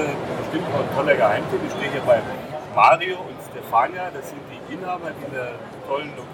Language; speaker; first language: German; native; German